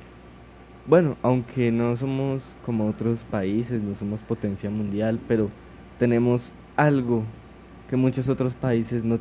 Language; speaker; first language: Spanish; native; Spanish